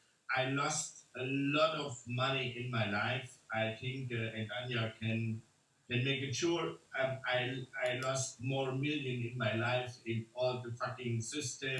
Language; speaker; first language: English; non-native, learner; German